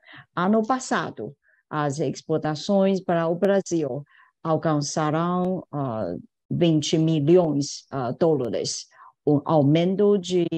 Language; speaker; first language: Portuguese; non-native, fluent; Chinese